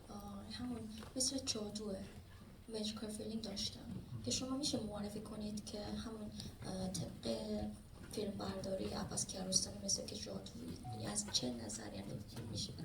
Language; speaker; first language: Persian; non-native, fluent; Korean